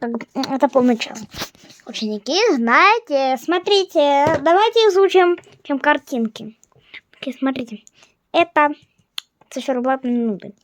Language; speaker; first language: Russian; non-native, fluent; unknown